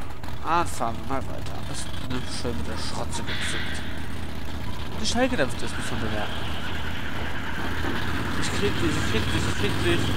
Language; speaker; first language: German; native; German